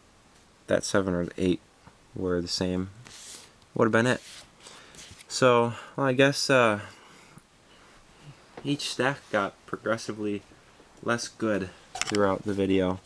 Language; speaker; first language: English; native; English